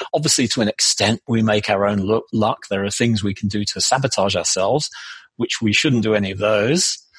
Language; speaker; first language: English; native; English